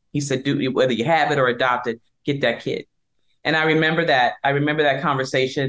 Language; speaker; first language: English; native; English